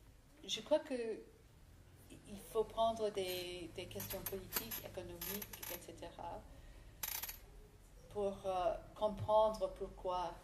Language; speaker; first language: French; non-native, fluent; English